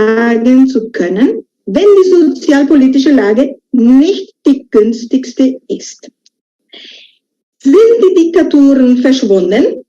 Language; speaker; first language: German; non-native, fluent; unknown